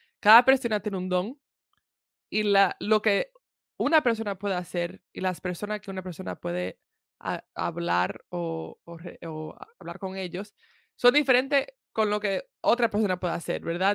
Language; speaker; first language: Spanish; early bilingual, heritage; Spanish